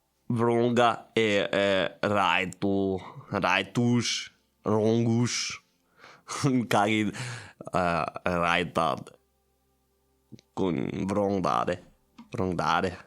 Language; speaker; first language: Portuguese; non-native, learner; German